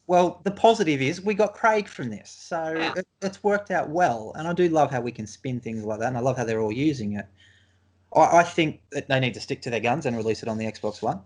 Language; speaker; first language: English; native; English